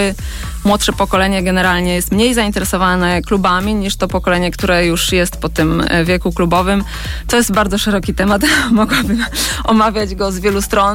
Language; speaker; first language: Polish; native; Polish